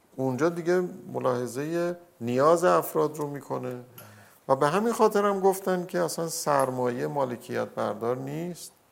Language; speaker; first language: Persian; native; Persian